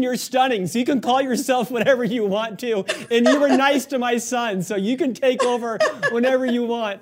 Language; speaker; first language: English; native; English